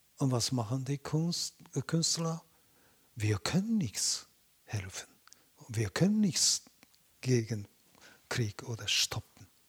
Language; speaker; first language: German; non-native, fluent; Japanese